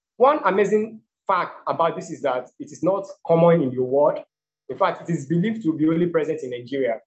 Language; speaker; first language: English; non-native, local second language; Yoruba